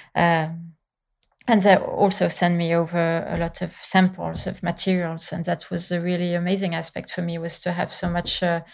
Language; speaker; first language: English; non-native, fluent; French